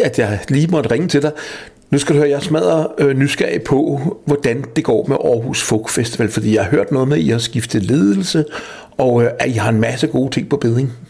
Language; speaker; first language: Danish; native; Danish